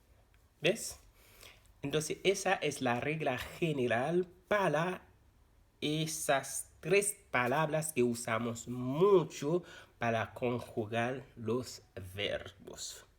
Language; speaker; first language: Spanish; non-native, fluent; Haitian Creole